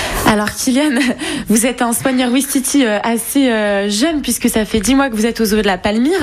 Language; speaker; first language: French; native; French